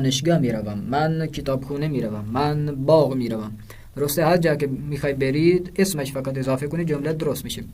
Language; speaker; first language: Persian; non-native, fluent; Urdu